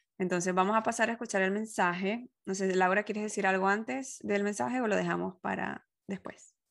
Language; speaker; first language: Spanish; native; Spanish